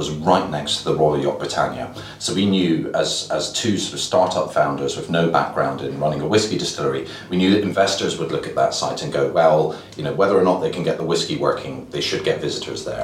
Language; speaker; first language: English; native; English